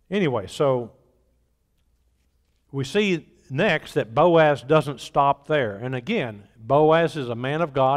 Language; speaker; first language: English; native; English